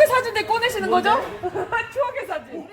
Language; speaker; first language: Korean; native; Korean